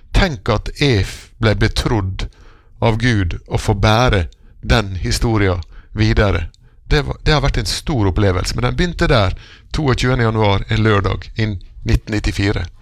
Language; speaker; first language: Norwegian; native; Norwegian